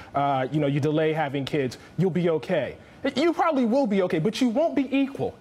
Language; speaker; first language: English; native; English